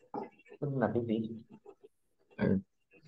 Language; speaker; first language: Vietnamese; native; Vietnamese